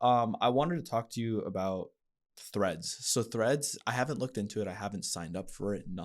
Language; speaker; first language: English; native; English